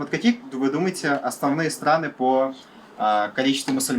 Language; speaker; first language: Russian; native; Russian